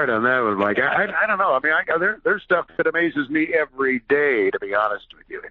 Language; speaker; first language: English; native; English